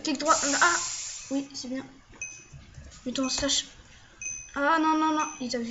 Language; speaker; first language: French; native; French